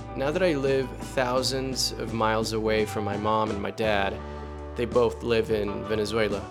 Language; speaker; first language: English; non-native, fluent; Spanish